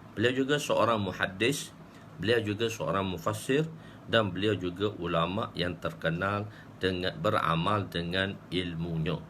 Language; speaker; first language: Malay; native; Malay